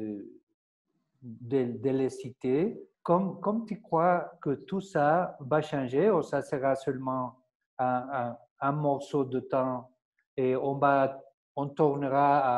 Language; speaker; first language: French; non-native, fluent; Spanish